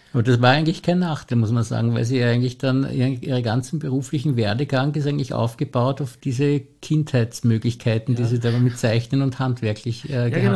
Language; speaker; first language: German; native; German